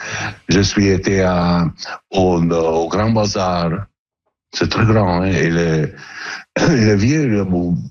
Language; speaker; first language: French; non-native, fluent; Italian